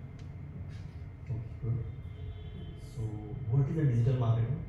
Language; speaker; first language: English; non-native, learner; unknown